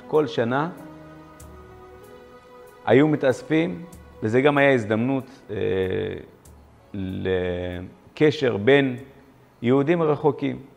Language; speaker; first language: Hebrew; non-native, fluent; Amharic